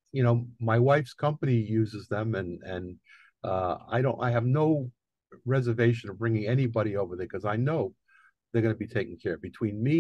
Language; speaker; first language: English; native; English